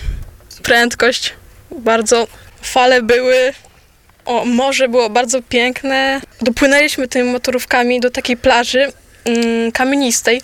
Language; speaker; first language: Polish; native; Polish